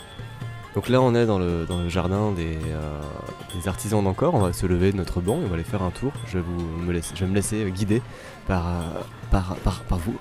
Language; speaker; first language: French; native; French